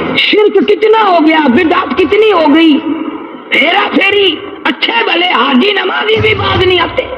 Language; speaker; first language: Urdu; non-native, local second language; Saraiki